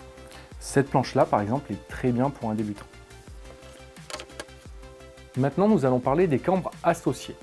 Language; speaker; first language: French; native; French